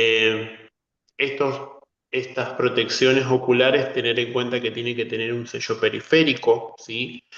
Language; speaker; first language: Spanish; native; Spanish